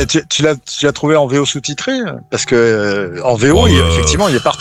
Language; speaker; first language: French; native; French